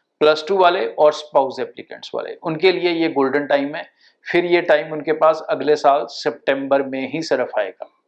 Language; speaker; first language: Hindi; non-native, local second language; Punjabi